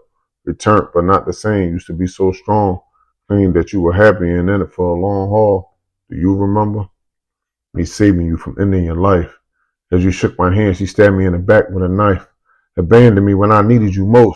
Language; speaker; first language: English; native; English